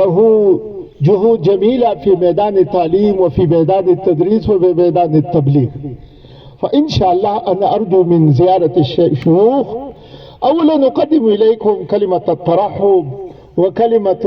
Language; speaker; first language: Arabic; non-native, fluent; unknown